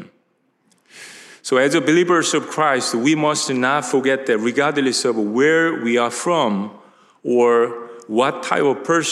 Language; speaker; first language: English; non-native, fluent; Korean